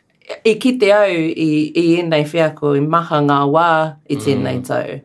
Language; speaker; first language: Māori; non-native, learner; English